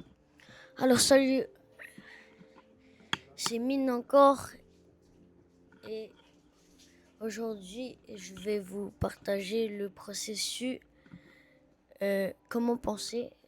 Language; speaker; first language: French; non-native, learner; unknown